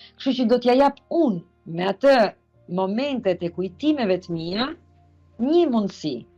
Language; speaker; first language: Albanian; native; Albanian